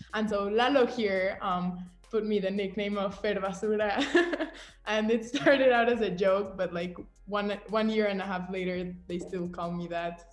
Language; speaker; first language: English; early bilingual, other home language; Spanish